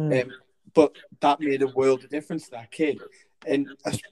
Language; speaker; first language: English; native; English